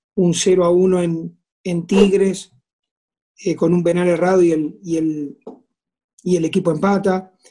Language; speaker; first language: Spanish; native; Spanish